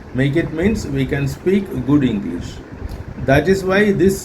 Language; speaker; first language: English; non-native, local second language; Malayalam